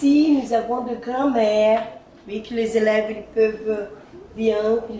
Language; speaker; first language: French; non-native, fluent; Portuguese